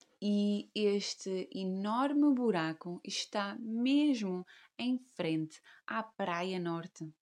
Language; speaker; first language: Portuguese; native; Portuguese